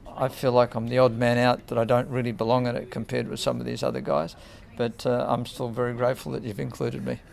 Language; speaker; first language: English; native; English